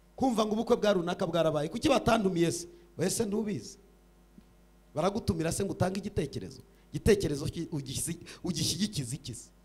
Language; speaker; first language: Kinyarwanda; early bilingual, heritage; Kinyarwanda